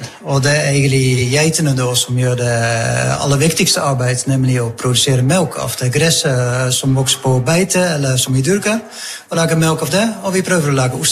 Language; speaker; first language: Norwegian; non-native, fluent; Dutch